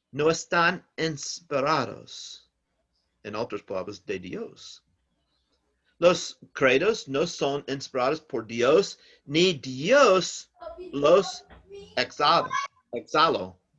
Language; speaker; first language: Spanish; non-native, learner; English